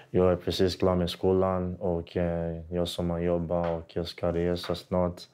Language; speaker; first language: Swedish; non-native, fluent; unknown